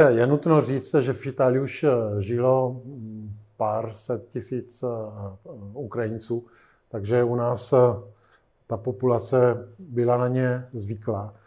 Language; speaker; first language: Czech; non-native, fluent; Italian